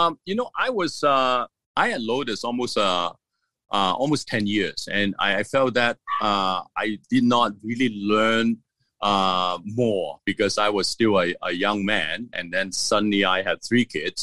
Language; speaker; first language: English; non-native, local second language; Cantonese